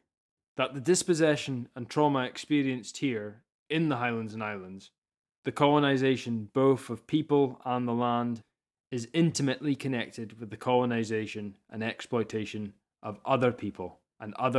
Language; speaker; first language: English; native; English